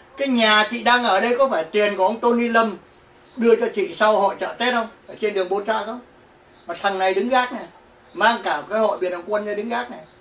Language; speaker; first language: Vietnamese; native; Vietnamese